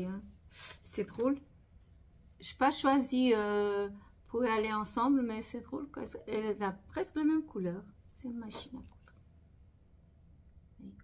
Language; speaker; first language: French; non-native, fluent; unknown